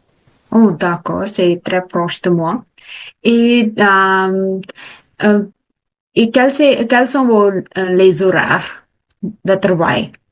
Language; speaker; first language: French; non-native, learner; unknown